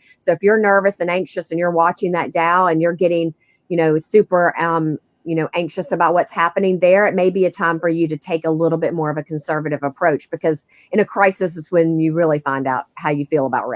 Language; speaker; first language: English; native; English